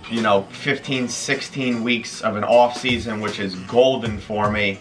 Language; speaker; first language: English; native; English